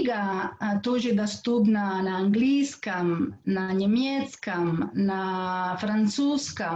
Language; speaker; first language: Russian; non-native, fluent; Catalan